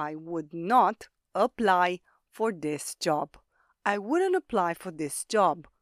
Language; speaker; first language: English; non-native, fluent; Romanian